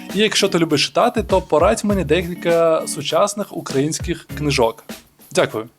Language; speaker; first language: Ukrainian; non-native, local second language; Russian